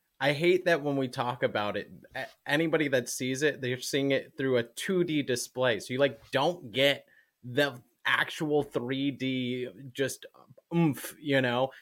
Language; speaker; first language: English; native; English